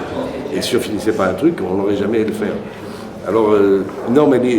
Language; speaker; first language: French; non-native, fluent; Portuguese